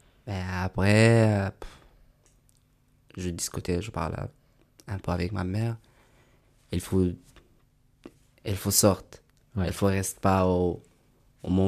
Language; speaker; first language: French; non-native, learner; Arabic